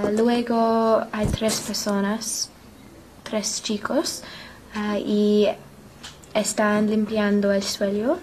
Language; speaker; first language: Spanish; non-native, learner; English